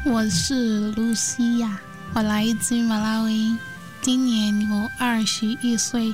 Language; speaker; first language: Chinese; non-native, learner; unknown